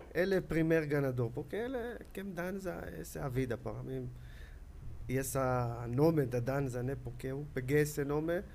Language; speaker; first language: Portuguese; non-native, learner; Hebrew